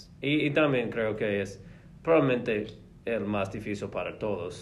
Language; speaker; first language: Spanish; non-native, fluent; English